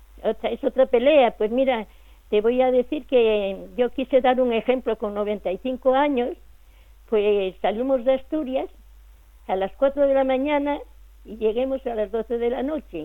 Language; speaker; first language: Spanish; native; Spanish